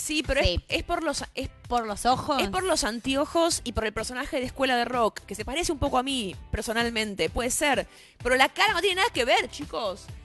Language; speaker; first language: Spanish; native; Spanish